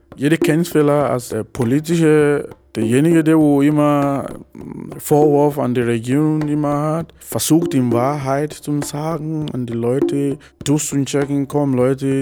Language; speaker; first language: German; non-native, learner; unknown